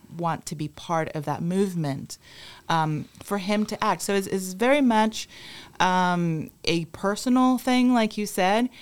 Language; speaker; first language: English; non-native, fluent; Spanish